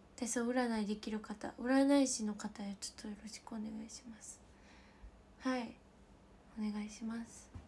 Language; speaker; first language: Japanese; native; Japanese